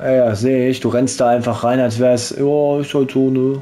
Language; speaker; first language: German; native; German